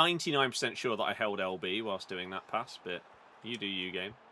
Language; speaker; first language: English; native; English